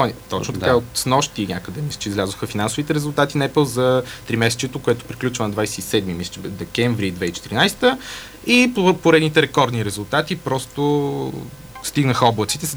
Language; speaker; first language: Bulgarian; native; Bulgarian